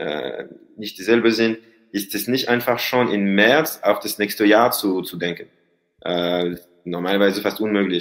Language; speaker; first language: German; non-native, learner; French